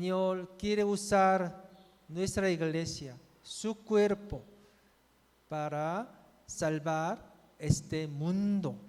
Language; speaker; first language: Spanish; non-native, fluent; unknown